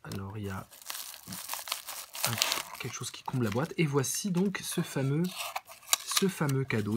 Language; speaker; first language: French; native; French